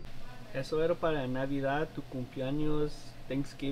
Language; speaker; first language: Spanish; early bilingual, heritage; Spanish